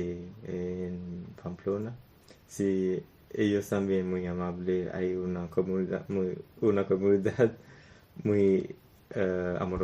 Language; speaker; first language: Spanish; non-native, learner; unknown